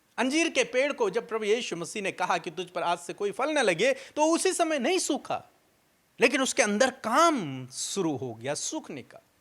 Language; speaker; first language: Hindi; native; Hindi